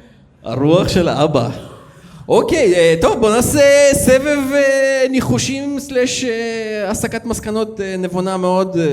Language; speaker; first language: Hebrew; native; Hebrew